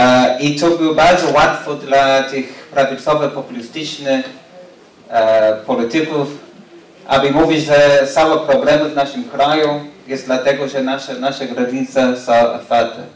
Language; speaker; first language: Polish; non-native, fluent; English